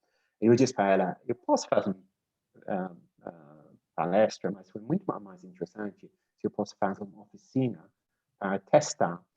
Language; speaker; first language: Portuguese; non-native, learner; English